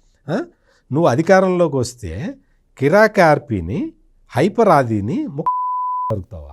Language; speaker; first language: Telugu; native; Telugu